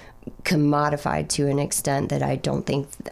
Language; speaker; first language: English; native; English